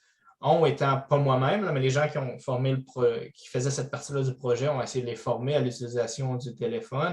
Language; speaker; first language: French; native; French